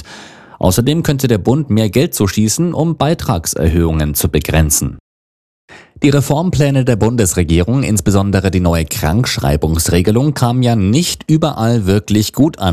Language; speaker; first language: German; native; German